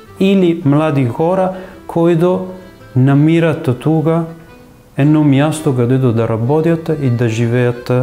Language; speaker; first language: Bulgarian; non-native, fluent; Italian